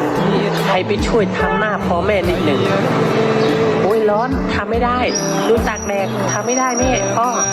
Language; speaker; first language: Thai; non-native, fluent; Khmer